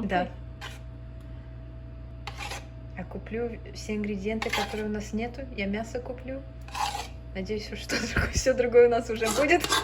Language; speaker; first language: Russian; early bilingual, other home language; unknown